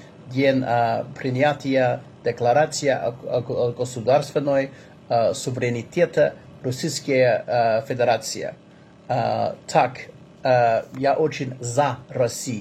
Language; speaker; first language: Russian; non-native, learner; English